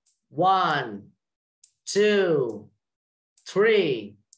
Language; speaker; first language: English; non-native, fluent; Vietnamese